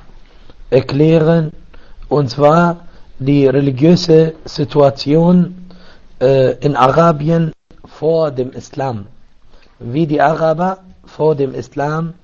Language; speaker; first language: German; non-native, fluent; Arabic